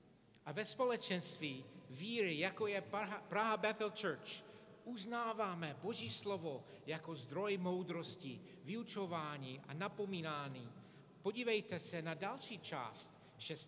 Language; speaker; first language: Czech; non-native, fluent; English